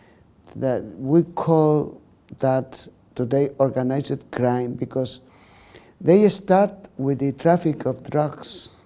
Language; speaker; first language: English; non-native, learner; Spanish